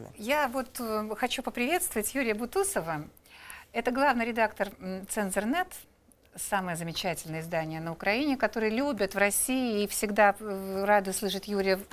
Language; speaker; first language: Russian; native; Russian